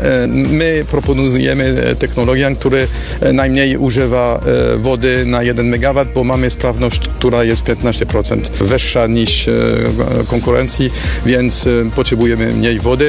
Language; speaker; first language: Polish; non-native, fluent; French